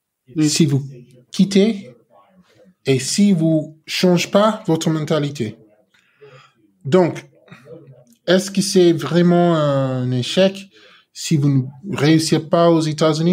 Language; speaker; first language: French; non-native, learner; English